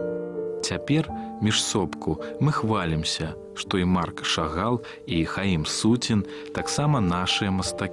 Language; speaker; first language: Belarusian; native; Belarusian